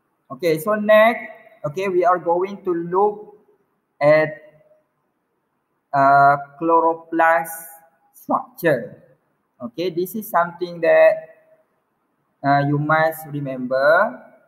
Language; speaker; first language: English; non-native, local second language; Malay